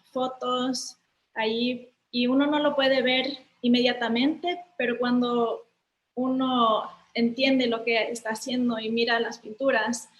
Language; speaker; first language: Spanish; early bilingual, heritage; Spanish